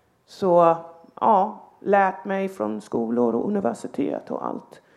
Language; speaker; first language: Swedish; non-native, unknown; English